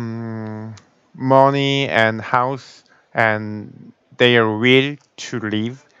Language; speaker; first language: English; non-native, learner; Korean